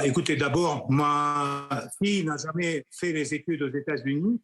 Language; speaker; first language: French; non-native, fluent; Russian